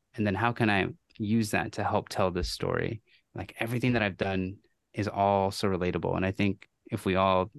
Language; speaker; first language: English; native; English